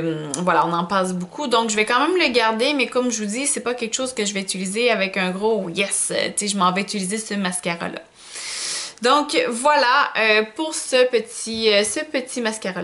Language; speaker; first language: French; native; French